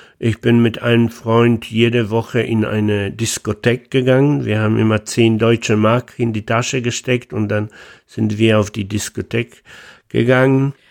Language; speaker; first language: German; non-native, fluent; Polish